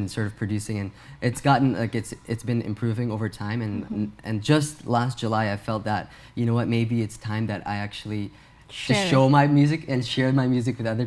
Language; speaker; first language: English; early bilingual, other home language; Urdu